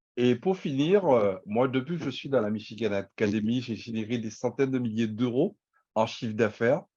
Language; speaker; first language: French; native; French